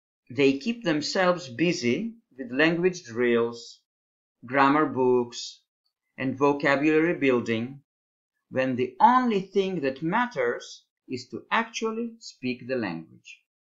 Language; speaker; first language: English; non-native, fluent; Hebrew